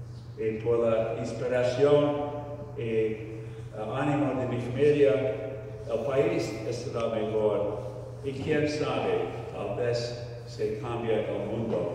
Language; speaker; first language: Spanish; non-native, fluent; English